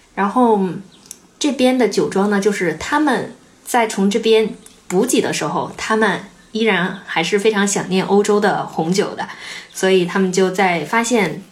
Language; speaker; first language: Chinese; native; Chinese